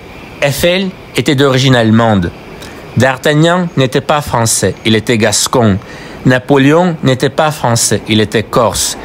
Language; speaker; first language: French; non-native, fluent; Russian